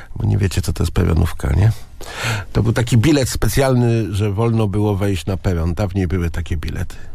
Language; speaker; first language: Polish; native; Polish